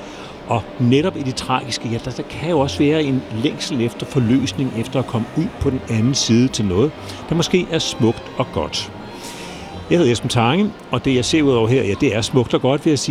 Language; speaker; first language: Danish; native; Danish